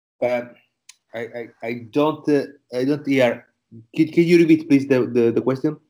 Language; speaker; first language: English; non-native, learner; Italian